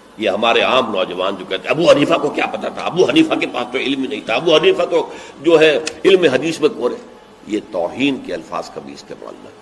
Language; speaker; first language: Urdu; native; Urdu